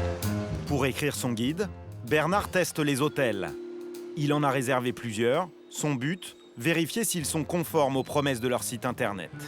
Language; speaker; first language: French; native; French